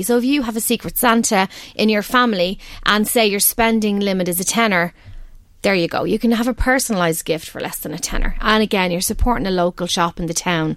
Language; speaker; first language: English; native; English